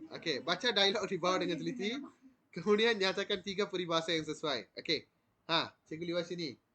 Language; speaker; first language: Malay; non-native, local second language; Tamil